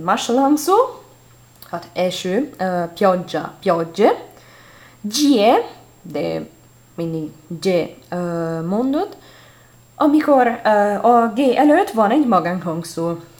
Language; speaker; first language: Hungarian; non-native, learner; Italian